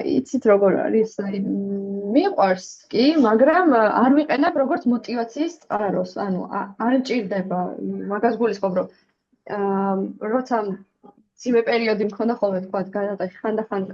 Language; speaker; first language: Georgian; native; Georgian